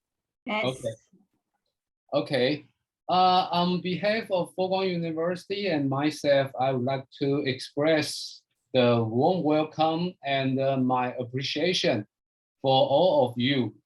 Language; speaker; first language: English; non-native, fluent; Chinese